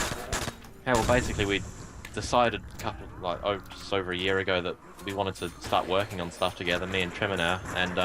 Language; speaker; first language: English; native; English